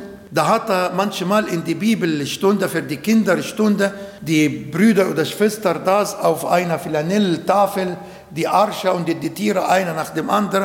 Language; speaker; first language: German; non-native, learner; Arabic